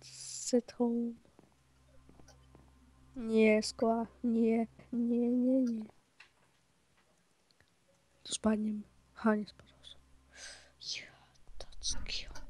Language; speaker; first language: Czech; non-native, local second language; Slovak